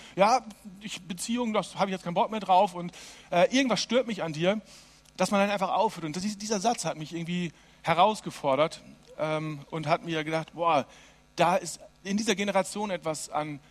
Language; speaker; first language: German; native; German